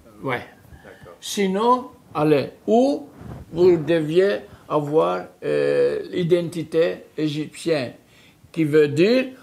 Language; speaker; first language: French; non-native, fluent; Greek